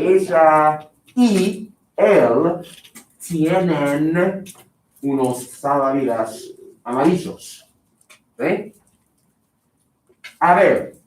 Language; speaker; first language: Spanish; non-native, fluent; English